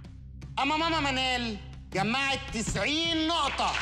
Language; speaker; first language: Arabic; native; Arabic